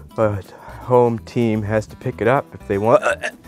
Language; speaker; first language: English; native; English